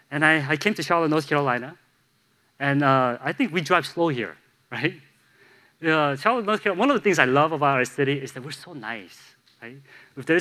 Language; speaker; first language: English; native; English